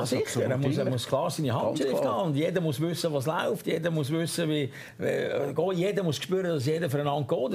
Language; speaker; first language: German; native; German